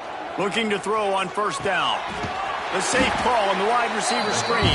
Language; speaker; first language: English; native; English